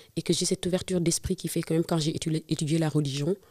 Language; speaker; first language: French; non-native, local second language; Serer